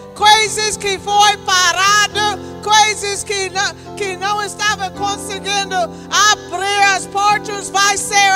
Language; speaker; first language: Portuguese; non-native, learner; English